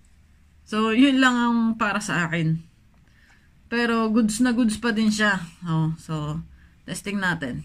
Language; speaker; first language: Filipino; native; Filipino